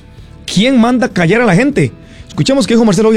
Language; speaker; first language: Spanish; native; Spanish